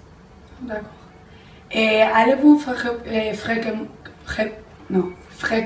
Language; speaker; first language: French; non-native, learner; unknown